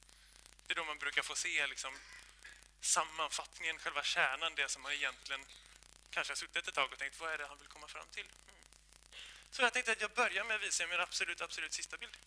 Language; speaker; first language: Swedish; native; Swedish